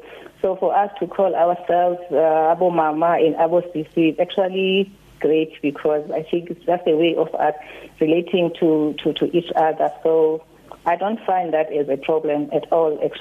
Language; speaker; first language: English; non-native, local second language; Xhosa